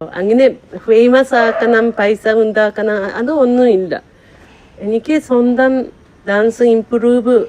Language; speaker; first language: Malayalam; non-native, learner; Japanese